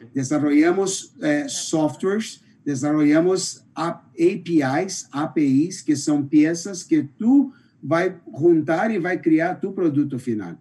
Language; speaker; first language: Spanish; non-native, fluent; Portuguese